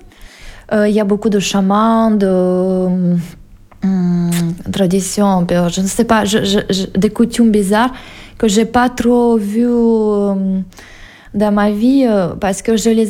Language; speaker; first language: French; non-native, fluent; Russian